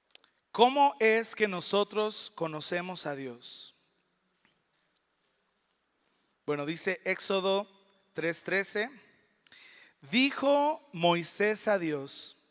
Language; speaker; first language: Spanish; native; Spanish